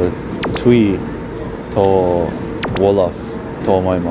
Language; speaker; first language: Japanese; non-native, learner; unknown